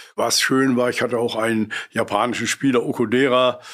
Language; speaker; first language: German; native; German